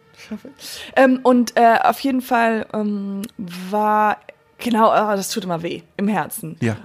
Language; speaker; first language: German; non-native, fluent; English